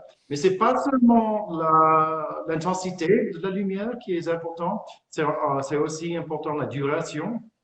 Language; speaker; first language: French; non-native, fluent; English